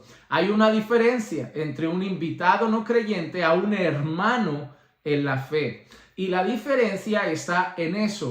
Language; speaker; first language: Spanish; native; Spanish